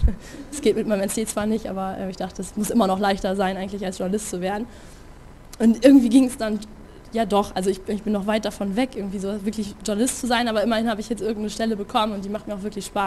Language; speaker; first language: German; native; German